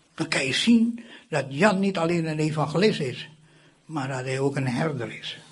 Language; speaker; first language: Dutch; non-native, fluent; Indonesian